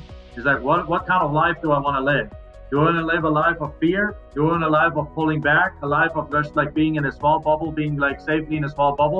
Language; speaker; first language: English; non-native, fluent; German